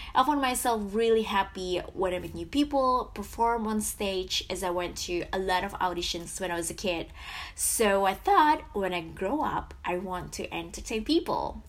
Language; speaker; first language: English; non-native, fluent; Indonesian